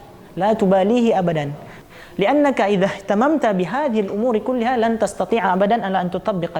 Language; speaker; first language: Arabic; non-native, fluent; Indonesian